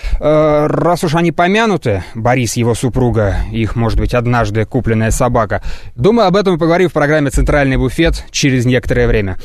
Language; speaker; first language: Russian; native; Russian